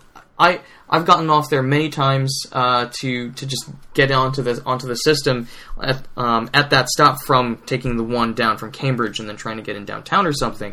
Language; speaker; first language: English; native; English